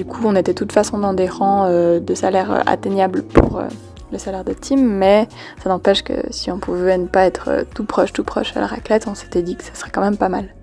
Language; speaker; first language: French; native; French